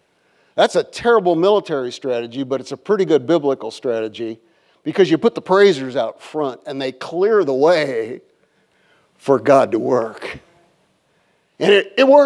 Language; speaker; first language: English; native; English